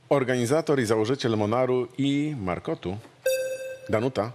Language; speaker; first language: Polish; native; Polish